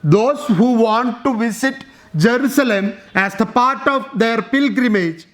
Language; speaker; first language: English; non-native, local second language; Malayalam